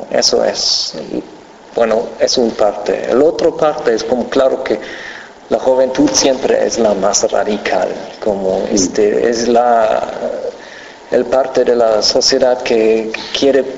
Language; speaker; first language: Spanish; non-native, fluent; German